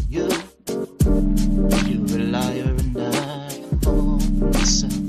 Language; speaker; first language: English; native; English